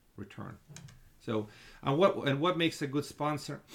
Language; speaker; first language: English; non-native, fluent; Russian